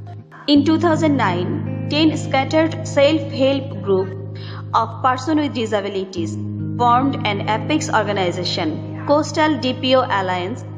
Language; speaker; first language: English; non-native, local second language; Bangla